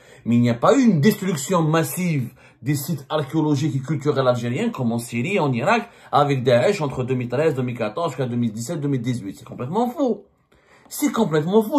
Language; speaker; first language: French; non-native, local second language; Arabic